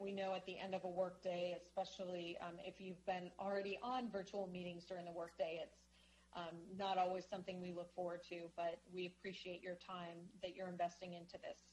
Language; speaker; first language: English; native; English